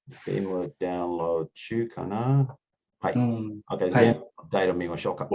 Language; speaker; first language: Japanese; non-native, learner; English